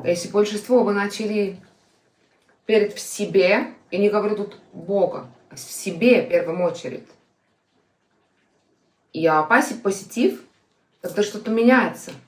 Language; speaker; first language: Russian; non-native, fluent; Estonian